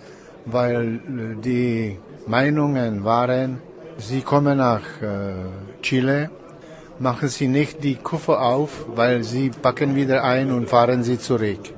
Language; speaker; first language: German; non-native, learner; Czech